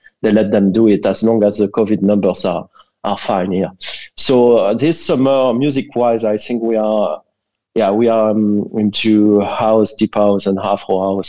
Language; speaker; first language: English; non-native, fluent; French